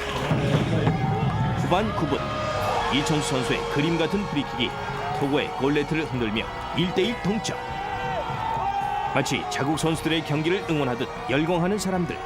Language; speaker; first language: Korean; native; Korean